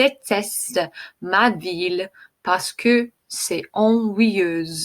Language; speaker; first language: French; non-native, fluent; English